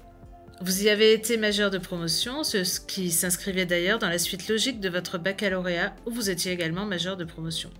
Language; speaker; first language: French; native; French